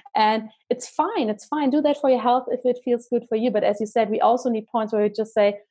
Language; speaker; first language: English; non-native, fluent; German